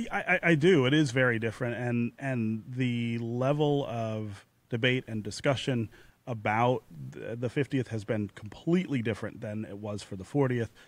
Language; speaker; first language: English; native; English